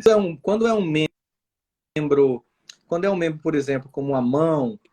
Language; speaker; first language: Portuguese; native; Portuguese